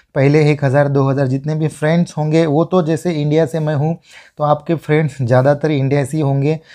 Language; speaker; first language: Hindi; non-native, local second language; Marathi